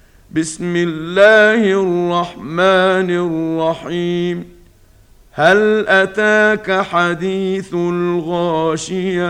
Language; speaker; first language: Arabic; native; Arabic